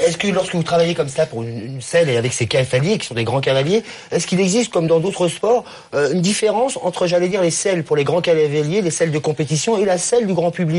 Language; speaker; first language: French; native; French